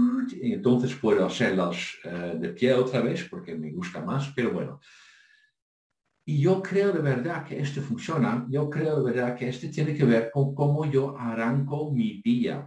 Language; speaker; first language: Spanish; non-native, fluent; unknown